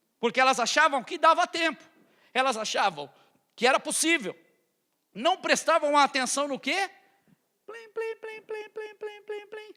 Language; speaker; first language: Portuguese; native; Portuguese